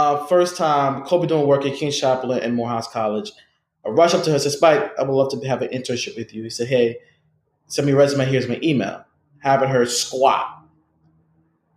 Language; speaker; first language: English; native; English